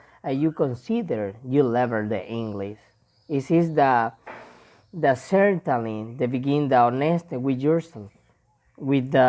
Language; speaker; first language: English; non-native, learner; Spanish